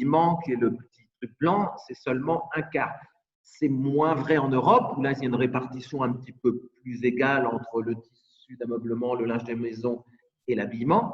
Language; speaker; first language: French; native; French